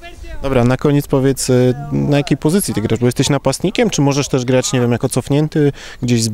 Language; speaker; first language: Polish; native; Polish